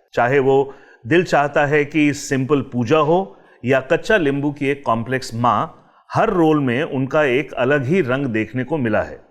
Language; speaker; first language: Hindi; native; Hindi